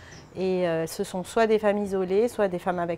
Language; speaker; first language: French; native; French